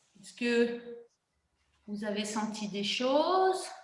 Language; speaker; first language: French; native; French